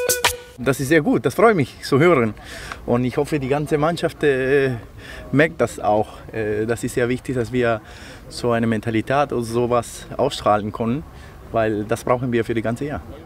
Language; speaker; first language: German; non-native, learner; Spanish